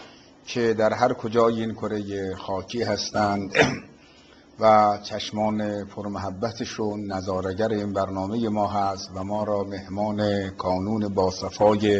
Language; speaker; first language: Persian; native; Persian